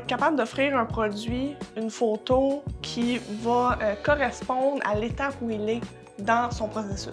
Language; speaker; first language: French; native; French